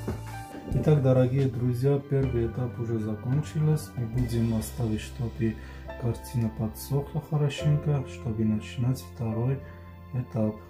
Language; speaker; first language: Russian; non-native, fluent; Armenian